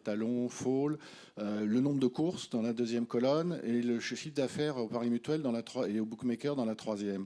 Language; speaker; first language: French; native; French